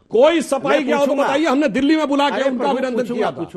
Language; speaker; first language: Hindi; native; Hindi